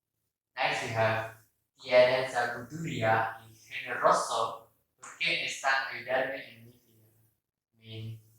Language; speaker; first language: Spanish; non-native, learner; Indonesian